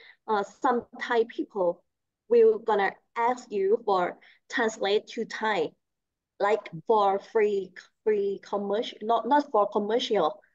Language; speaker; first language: English; non-native, learner; Thai